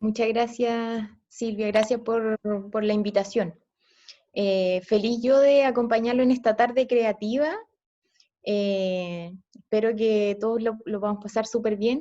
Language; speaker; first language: Spanish; native; Spanish